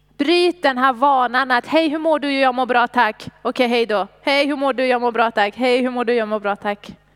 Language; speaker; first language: Swedish; non-native, fluent; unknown